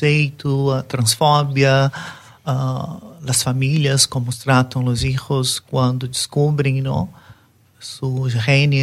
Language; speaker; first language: Spanish; non-native, learner; Portuguese